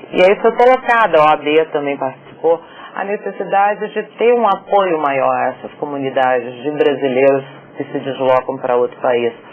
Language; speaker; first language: Portuguese; native; Portuguese